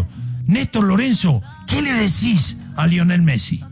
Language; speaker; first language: Spanish; native; Spanish